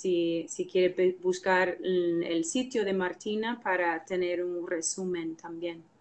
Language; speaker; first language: Spanish; non-native, fluent; English